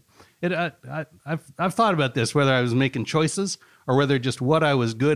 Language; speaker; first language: English; native; English